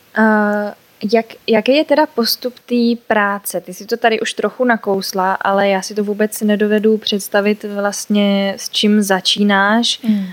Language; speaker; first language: Czech; native; Czech